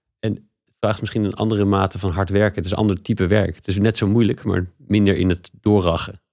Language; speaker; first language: Dutch; native; Dutch